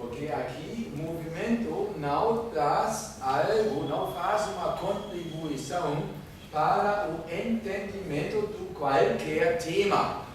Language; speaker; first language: Portuguese; non-native, fluent; German